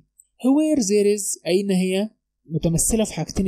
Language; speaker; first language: Arabic; native; Arabic